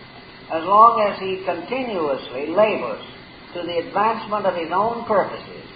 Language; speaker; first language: English; native; English